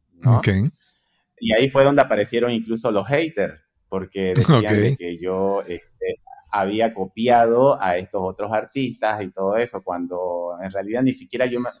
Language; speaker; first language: Spanish; native; Spanish